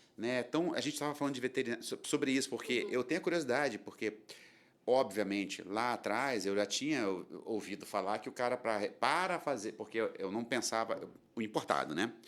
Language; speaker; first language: Portuguese; native; Portuguese